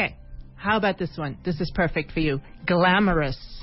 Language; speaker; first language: English; non-native, fluent; Swedish